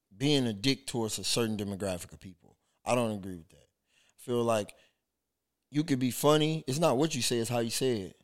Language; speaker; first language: English; native; English